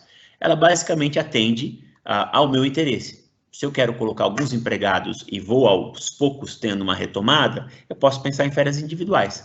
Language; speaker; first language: Portuguese; native; Portuguese